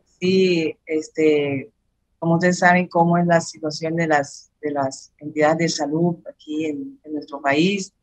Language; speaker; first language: Spanish; native; Spanish